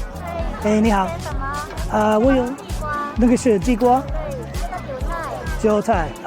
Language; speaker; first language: Chinese; non-native, learner; English